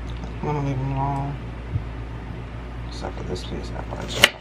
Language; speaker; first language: English; native; English